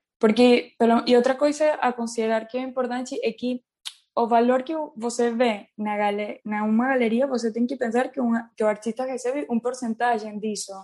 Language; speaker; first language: Portuguese; non-native, learner; Spanish